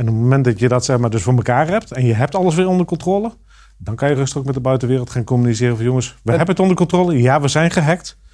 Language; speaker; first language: Dutch; native; Dutch